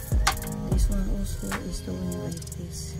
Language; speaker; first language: English; non-native, learner; Filipino